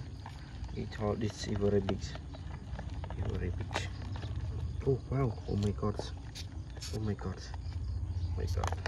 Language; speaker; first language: English; non-native, learner; Khmer